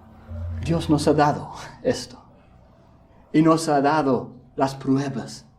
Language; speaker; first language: Spanish; non-native, fluent; English